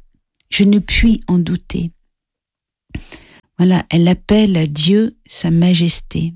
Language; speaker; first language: French; native; French